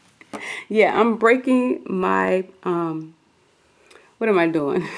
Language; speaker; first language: English; native; English